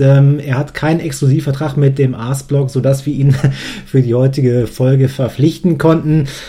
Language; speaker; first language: German; native; German